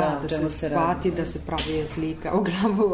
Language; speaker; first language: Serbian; non-native, learner; Italian